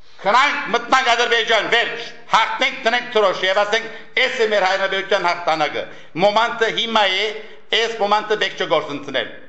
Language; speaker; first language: Armenian; early bilingual, heritage; Armenian